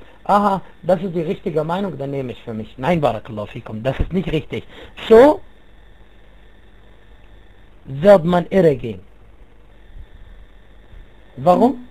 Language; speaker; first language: German; non-native, fluent; Arabic